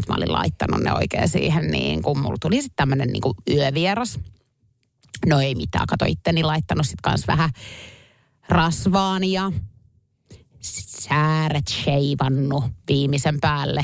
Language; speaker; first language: Finnish; native; Finnish